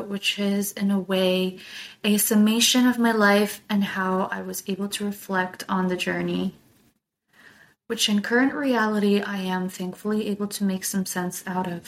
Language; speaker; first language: English; non-native, fluent; Korean